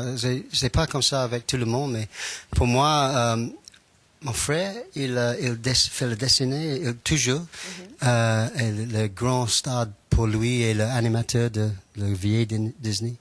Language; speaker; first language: French; non-native, learner; English